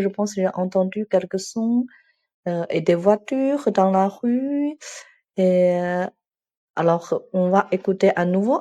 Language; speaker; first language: French; non-native, fluent; Chinese